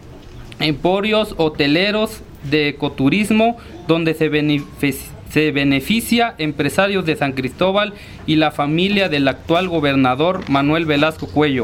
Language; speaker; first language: Spanish; native; Spanish